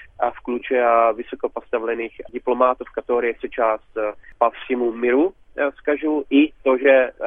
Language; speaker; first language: Czech; non-native, learner; Russian